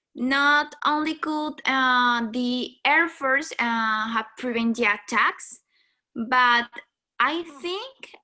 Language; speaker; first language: English; non-native, learner; Spanish